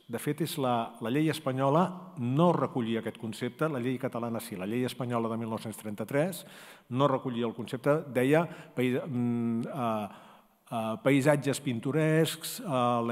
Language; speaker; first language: Catalan; native; Catalan